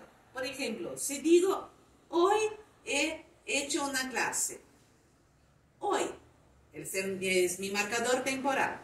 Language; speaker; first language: Spanish; non-native, fluent; Portuguese